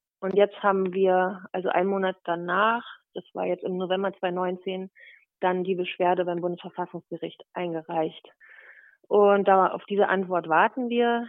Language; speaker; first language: German; native; German